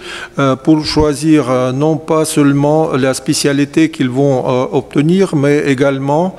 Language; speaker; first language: French; non-native, fluent; Russian